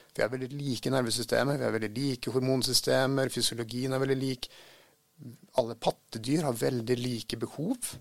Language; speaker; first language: Norwegian; early bilingual, other home language; Swedish